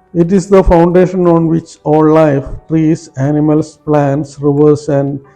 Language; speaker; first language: English; non-native, local second language; Malayalam